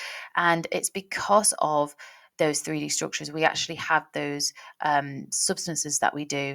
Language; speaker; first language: English; native; English